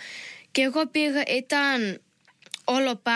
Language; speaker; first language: Greek; early bilingual, heritage; English